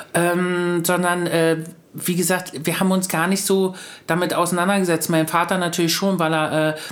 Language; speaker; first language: German; native; German